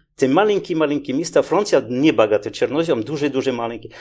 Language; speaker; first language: Ukrainian; non-native, learner; French